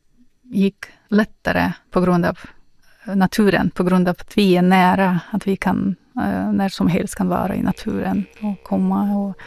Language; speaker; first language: Swedish; non-native, learner; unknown